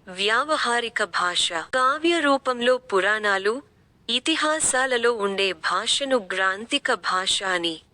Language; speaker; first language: Telugu; native; Telugu